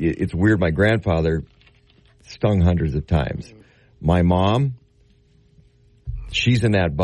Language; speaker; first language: English; native; English